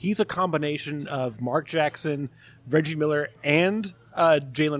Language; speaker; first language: English; native; English